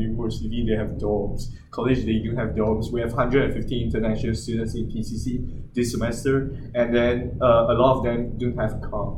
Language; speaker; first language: English; non-native, local second language; Chinese